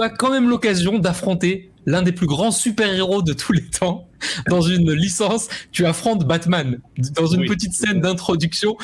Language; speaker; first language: French; native; French